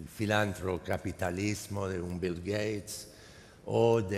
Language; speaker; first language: Spanish; non-native, fluent; English